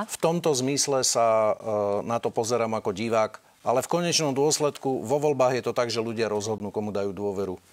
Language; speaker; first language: Slovak; native; Slovak